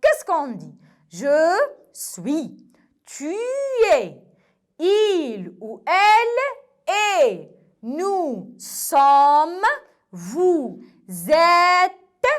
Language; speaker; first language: French; non-native, local second language; Arabic